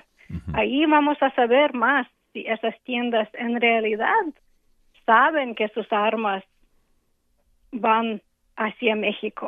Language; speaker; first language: Spanish; non-native, fluent; English